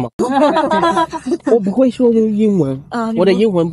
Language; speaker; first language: Chinese; early bilingual, other home language; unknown